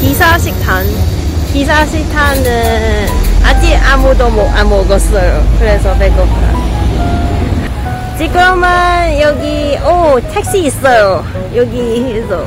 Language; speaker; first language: Korean; non-native, learner; Cantonese